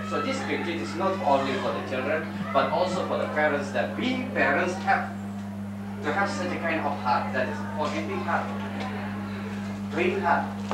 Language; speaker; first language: English; non-native, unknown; Indonesian